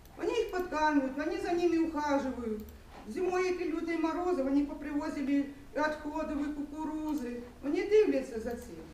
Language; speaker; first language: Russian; non-native, local second language; Ukrainian